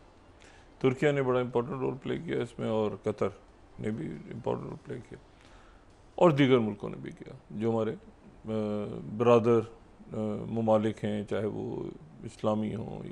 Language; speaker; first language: Urdu; native; Urdu